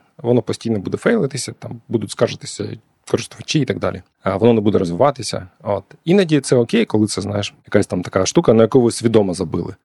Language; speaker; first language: Ukrainian; non-native, local second language; Russian